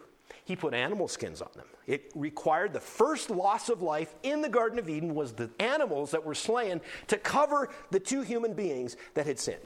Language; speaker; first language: English; native; English